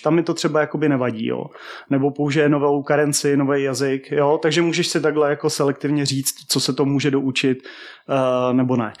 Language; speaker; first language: Czech; native; Czech